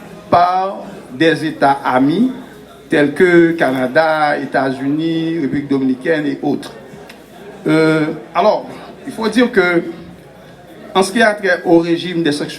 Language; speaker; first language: French; non-native, local second language; Haitian Creole